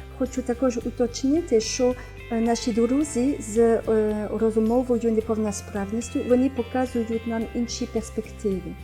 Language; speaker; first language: Ukrainian; non-native, fluent; French